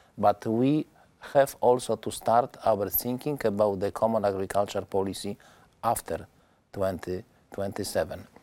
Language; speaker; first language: English; non-native, learner; Polish